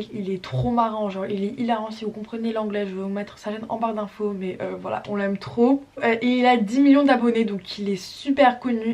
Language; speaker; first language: French; native; French